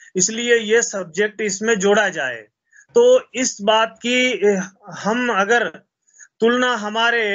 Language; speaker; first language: Hindi; native; Hindi